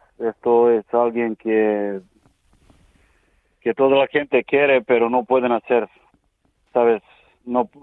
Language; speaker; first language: Spanish; non-native, learner; Serbian